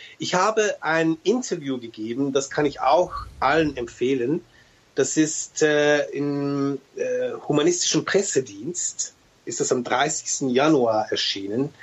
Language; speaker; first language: German; early bilingual, other home language; Turkish